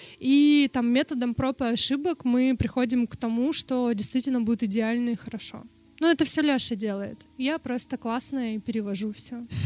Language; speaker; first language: Russian; non-native, local second language; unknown